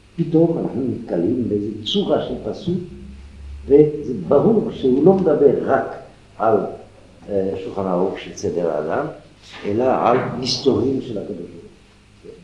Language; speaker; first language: Hebrew; non-native, fluent; French